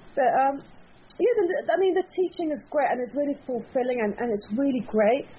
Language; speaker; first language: English; early bilingual, other home language; Persian